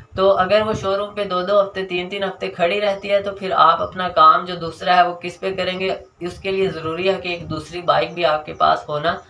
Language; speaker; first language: Urdu; native; Urdu